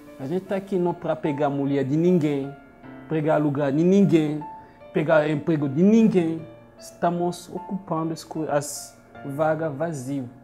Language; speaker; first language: Portuguese; non-native, learner; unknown